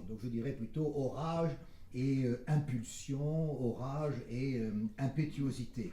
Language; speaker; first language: French; native; French